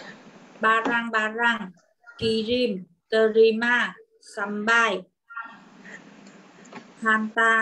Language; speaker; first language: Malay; non-native, learner; Vietnamese